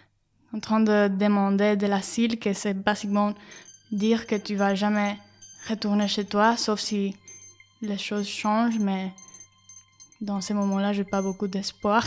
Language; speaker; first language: French; non-native, learner; Spanish